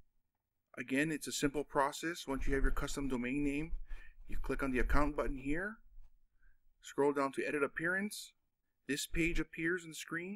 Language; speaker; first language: English; native; English